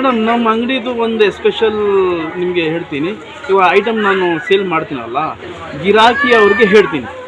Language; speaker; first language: Kannada; non-native, local second language; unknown